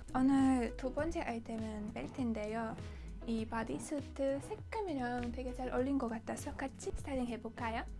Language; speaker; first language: Korean; non-native, fluent; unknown